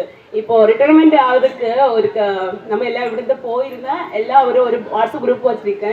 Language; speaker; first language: Tamil; non-native, learner; Malayalam